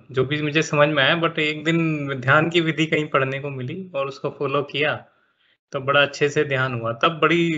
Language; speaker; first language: Hindi; native; Hindi